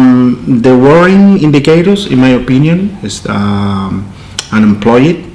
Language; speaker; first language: English; non-native, learner; Spanish